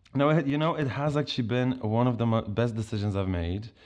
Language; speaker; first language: English; non-native, fluent; Polish